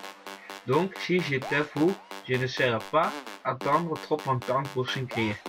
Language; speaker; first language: French; non-native, learner; Dutch